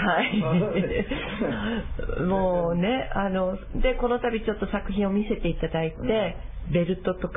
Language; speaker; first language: Japanese; native; Japanese